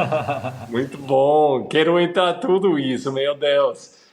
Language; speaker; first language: Portuguese; non-native, fluent; English